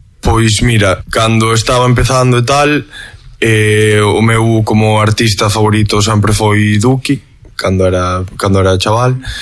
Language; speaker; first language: Galician; native; Galician